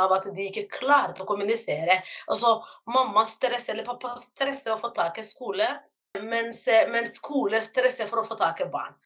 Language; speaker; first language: Norwegian; non-native, fluent; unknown